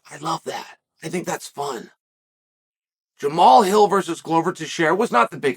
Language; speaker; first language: English; native; English